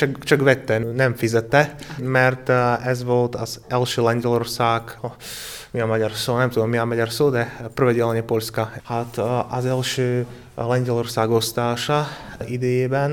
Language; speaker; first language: Hungarian; non-native, learner; Slovak